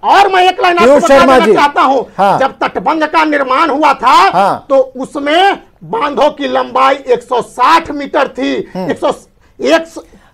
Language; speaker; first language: Hindi; native; Hindi